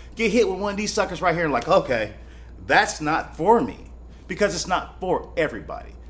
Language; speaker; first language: English; native; English